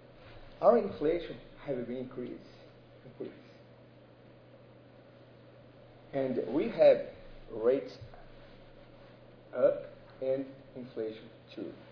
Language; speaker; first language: English; non-native, learner; Portuguese